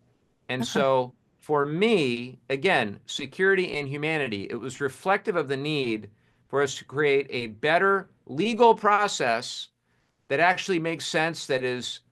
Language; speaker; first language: English; native; English